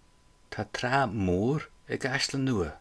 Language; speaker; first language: Irish; non-native, local second language; English